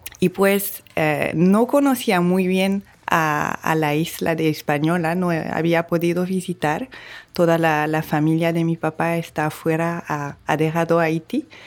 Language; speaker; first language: Spanish; non-native, fluent; French